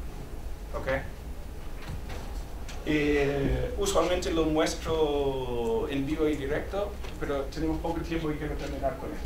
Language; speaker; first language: Spanish; non-native, fluent; English